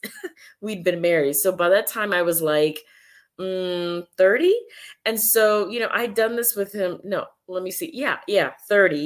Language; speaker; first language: English; early bilingual, other home language; Spanish